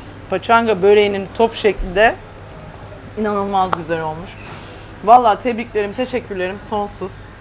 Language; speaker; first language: Turkish; native; Turkish